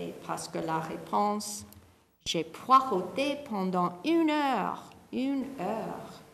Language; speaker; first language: French; non-native, fluent; English